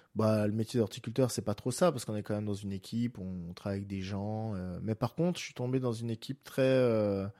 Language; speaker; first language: French; native; French